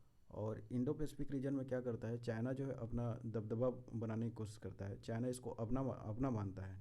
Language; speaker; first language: Hindi; native; Hindi